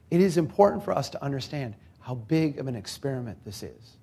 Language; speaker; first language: English; native; English